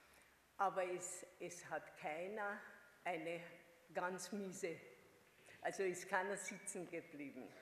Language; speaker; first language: German; non-native, fluent; Hungarian